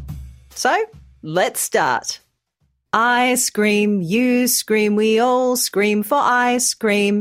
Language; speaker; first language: English; native; English